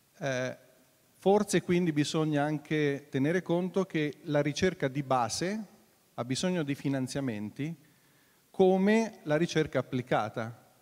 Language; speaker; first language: Italian; native; Italian